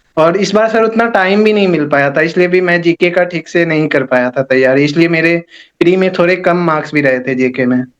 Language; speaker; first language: Hindi; native; Hindi